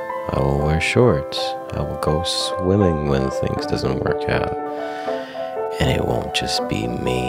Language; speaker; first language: English; non-native, fluent; Swedish